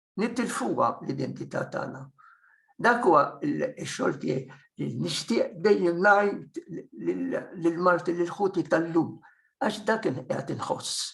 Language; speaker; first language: Maltese; early bilingual, heritage; Maltese